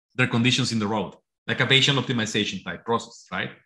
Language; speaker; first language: English; non-native, fluent; Spanish